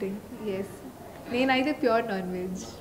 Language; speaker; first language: Telugu; non-native, local second language; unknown